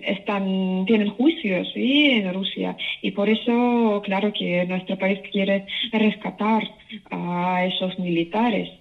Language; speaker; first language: Spanish; non-native, fluent; Ukrainian